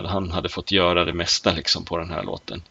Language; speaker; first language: Swedish; native; Swedish